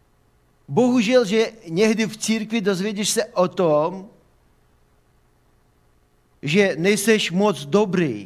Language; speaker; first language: Czech; non-native, fluent; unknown